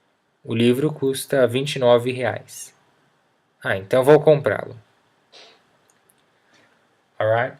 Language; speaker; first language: Portuguese; non-native, fluent; English